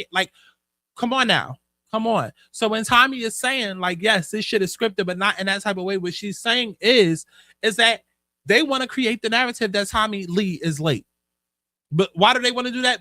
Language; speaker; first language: English; native; English